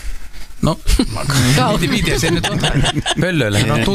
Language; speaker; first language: Finnish; native; Finnish